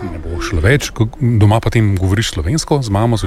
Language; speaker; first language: Slovenian; native; Slovenian